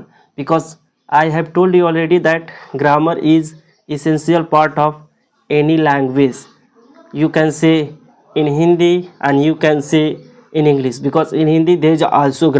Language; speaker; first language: English; non-native, local second language; Hindi